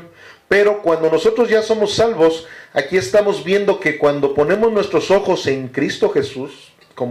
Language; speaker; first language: Spanish; native; Spanish